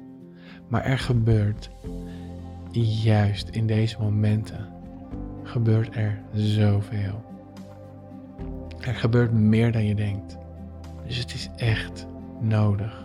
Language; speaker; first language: Dutch; native; Dutch